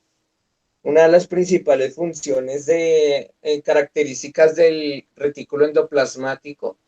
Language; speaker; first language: Spanish; native; Spanish